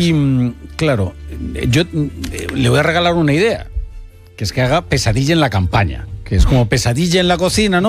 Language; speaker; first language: Spanish; native; Spanish